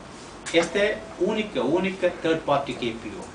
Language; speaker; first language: Spanish; non-native, learner; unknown